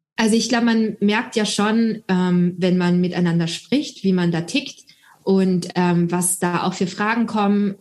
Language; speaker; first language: German; early bilingual, other home language; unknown